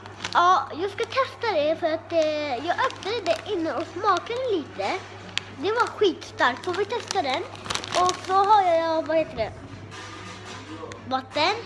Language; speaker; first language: Swedish; early bilingual, other home language; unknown